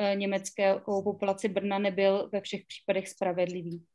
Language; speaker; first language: Czech; native; Czech